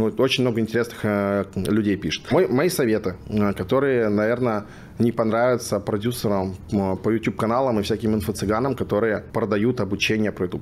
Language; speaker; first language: Russian; native; Russian